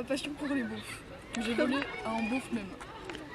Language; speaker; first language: French; native; French